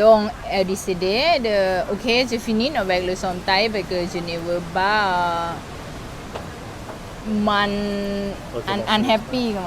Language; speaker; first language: French; non-native, learner; Thai